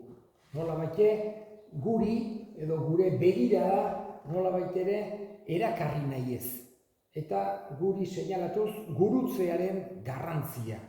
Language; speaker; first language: Basque; native; Basque